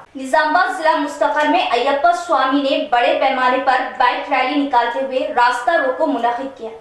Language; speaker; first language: Urdu; native; Urdu